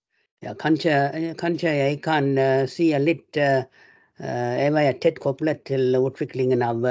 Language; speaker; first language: Norwegian; non-native, fluent; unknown